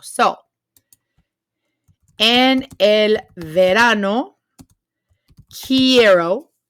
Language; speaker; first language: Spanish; non-native, fluent; English